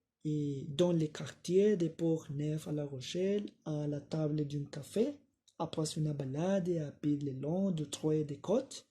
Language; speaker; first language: French; non-native, learner; Spanish